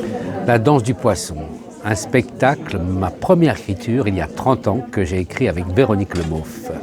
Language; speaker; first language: French; native; French